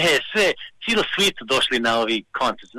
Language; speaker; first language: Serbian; early bilingual, heritage; Serbian